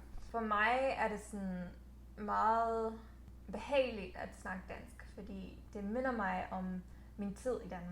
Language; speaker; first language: Danish; non-native, fluent; English